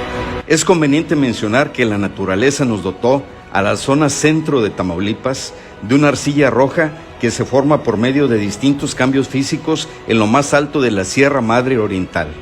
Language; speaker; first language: Spanish; native; Spanish